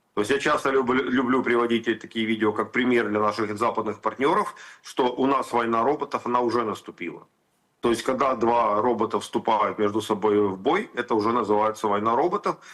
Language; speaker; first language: Russian; native; Russian